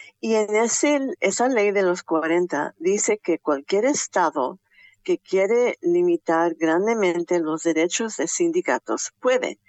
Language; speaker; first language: Spanish; early bilingual, heritage; Spanish